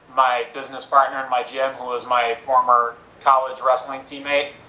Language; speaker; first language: English; early bilingual, other home language; Spanish